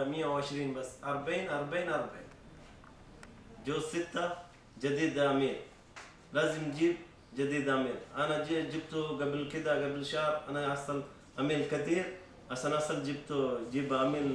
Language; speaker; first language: Arabic; non-native, learner; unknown